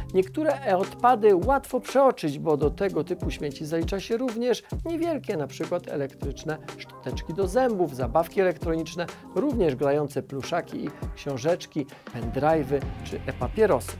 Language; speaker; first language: Polish; native; Polish